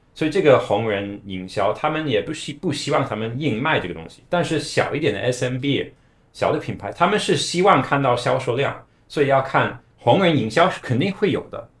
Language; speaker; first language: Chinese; non-native, fluent; English